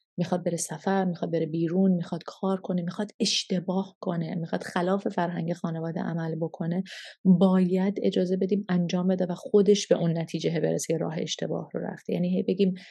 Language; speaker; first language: Persian; early bilingual, heritage; Persian